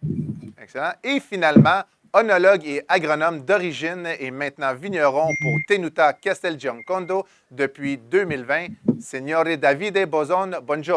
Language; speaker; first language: French; native; French